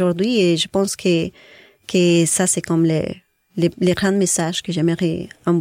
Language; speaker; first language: French; non-native, fluent; Spanish